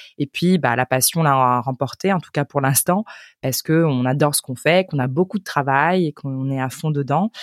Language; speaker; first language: French; native; French